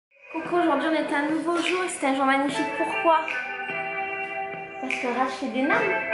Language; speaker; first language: French; native; French